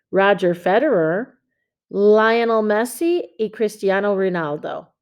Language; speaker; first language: Spanish; non-native, fluent; English